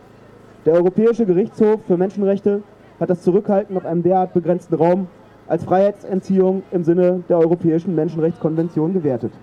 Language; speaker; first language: German; native; German